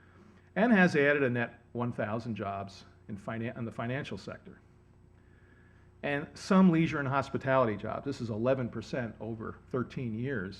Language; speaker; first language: English; native; English